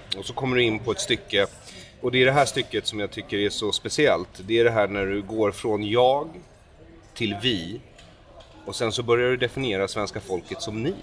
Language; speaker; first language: Swedish; native; Swedish